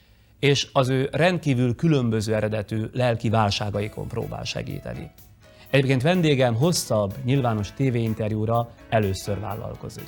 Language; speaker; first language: Hungarian; native; Hungarian